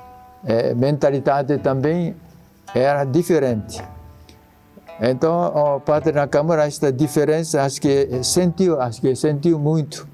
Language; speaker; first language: Portuguese; non-native, learner; Japanese